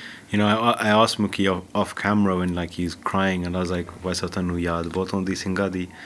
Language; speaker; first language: English; early bilingual, other home language; Punjabi